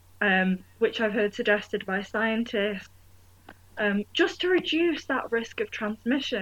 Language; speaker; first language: English; native; English